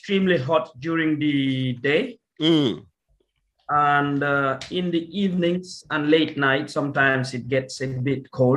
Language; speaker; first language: English; non-native, local second language; Wolof